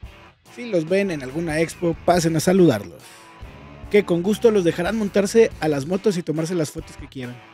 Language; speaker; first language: Spanish; native; Spanish